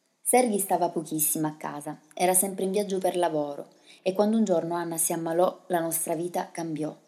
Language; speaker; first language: Italian; early bilingual, other home language; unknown